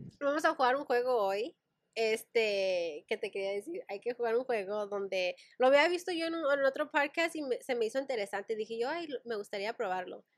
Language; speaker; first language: Spanish; early bilingual, heritage; Spanish